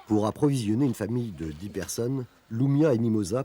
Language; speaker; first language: French; native; French